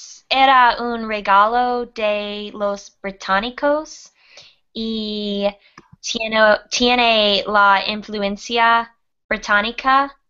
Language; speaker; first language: Spanish; non-native, learner; English